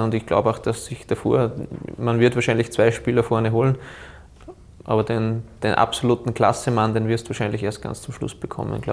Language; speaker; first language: German; native; German